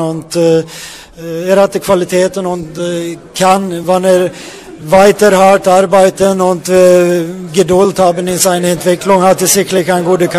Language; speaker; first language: German; non-native, fluent; Swedish